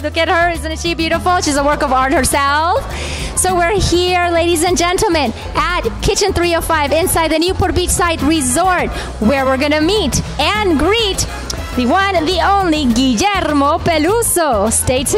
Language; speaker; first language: English; early bilingual, other home language; Spanish